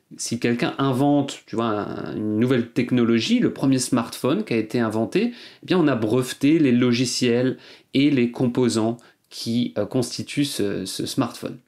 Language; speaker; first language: French; native; French